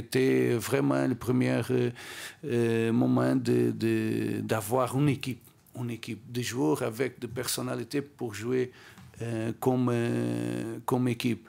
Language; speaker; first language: French; non-native, learner; Portuguese